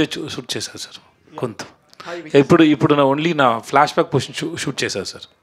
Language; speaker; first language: Telugu; non-native, learner; Tamil